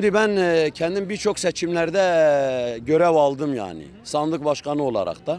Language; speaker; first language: Turkish; native; Turkish